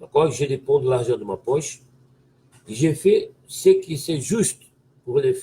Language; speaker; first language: French; non-native, fluent; Portuguese